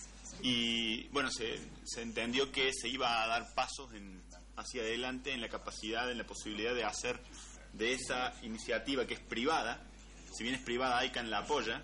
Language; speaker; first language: Spanish; native; Spanish